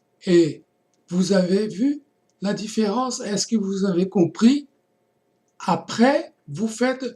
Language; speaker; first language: French; non-native, fluent; Portuguese